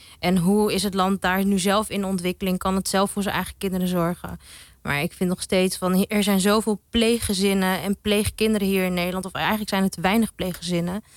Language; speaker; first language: Dutch; native; Dutch